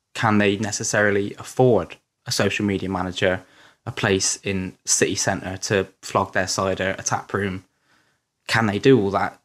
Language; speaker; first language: English; native; English